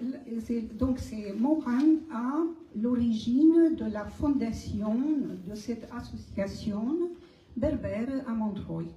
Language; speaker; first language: French; non-native, fluent; Romanian